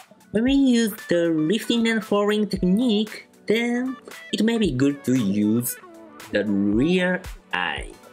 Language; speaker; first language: English; non-native, fluent; Japanese